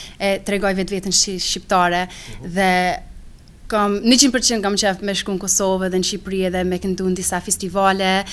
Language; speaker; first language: Albanian; early bilingual, other home language; English